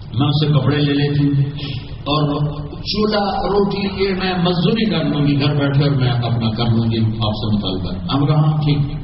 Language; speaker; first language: Urdu; non-native, local second language; Punjabi